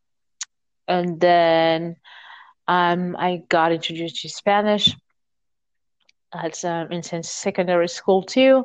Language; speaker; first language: English; non-native, fluent; French